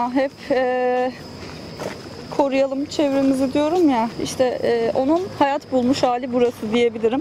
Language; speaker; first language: Turkish; native; Turkish